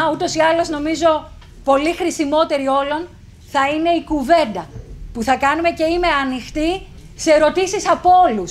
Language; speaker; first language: Greek; native; Greek